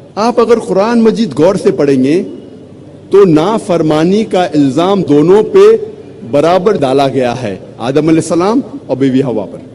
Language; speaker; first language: Urdu; non-native, local second language; Konkani